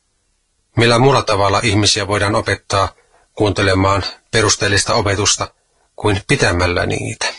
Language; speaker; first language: Finnish; native; Finnish